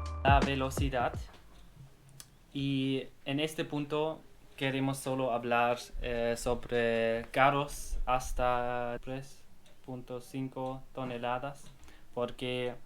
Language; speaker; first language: Spanish; non-native, learner; German